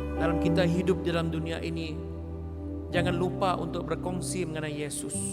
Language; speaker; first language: Malay; non-native, local second language; Iban